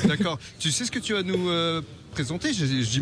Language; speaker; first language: French; native; French